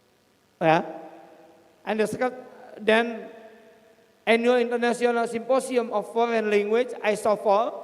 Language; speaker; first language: English; non-native, fluent; Indonesian